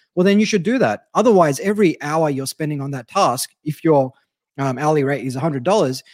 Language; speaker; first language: English; native; English